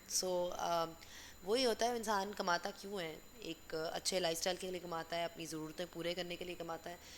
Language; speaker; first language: Urdu; native; Urdu